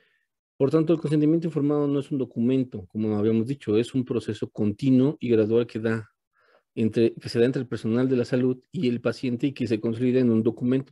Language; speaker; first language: Spanish; native; Spanish